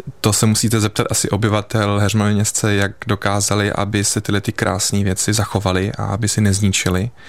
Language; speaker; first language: Czech; early bilingual, heritage; Czech